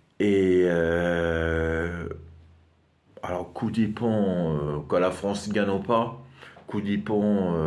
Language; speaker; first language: French; non-native, fluent; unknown